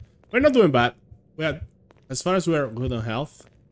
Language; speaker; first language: English; non-native, fluent; Spanish